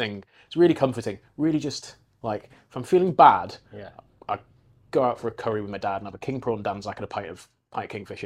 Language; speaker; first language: English; native; English